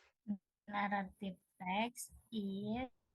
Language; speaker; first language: English; non-native, learner; Indonesian